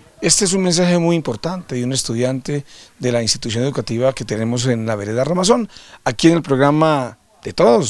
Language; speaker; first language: Spanish; native; Spanish